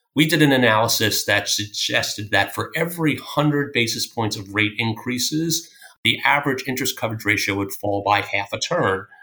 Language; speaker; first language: English; native; English